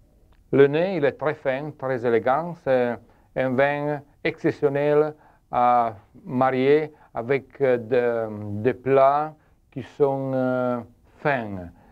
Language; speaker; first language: French; non-native, learner; Italian